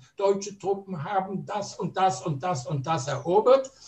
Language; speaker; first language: German; native; German